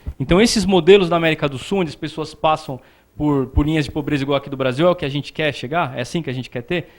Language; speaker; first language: Portuguese; native; Portuguese